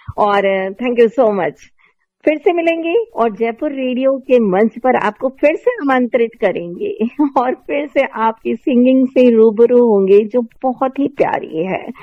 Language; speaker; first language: Hindi; native; Hindi